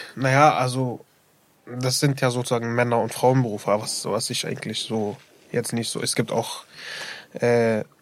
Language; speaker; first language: German; early bilingual, other home language; Arabic